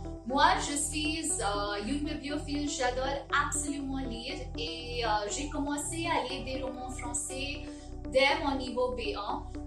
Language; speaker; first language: French; non-native, fluent; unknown